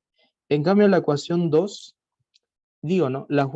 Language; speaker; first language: Spanish; native; Spanish